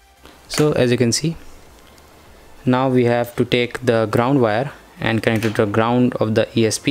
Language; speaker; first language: English; non-native, local second language; Hindi